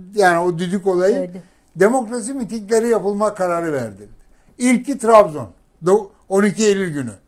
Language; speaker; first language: Turkish; native; Turkish